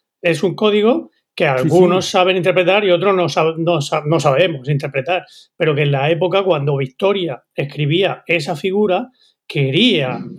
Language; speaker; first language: Spanish; native; Spanish